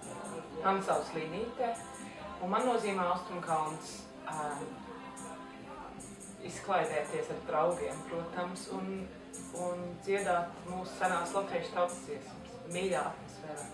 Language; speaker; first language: Latvian; early bilingual, heritage; Latvian